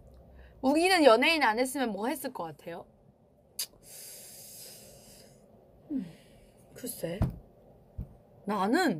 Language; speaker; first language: Korean; non-native, fluent; Chinese